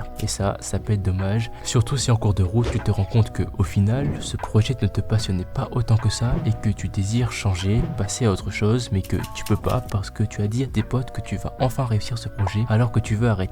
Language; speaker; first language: French; native; French